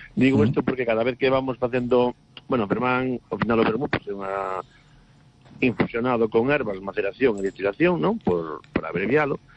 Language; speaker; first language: Galician; native; Galician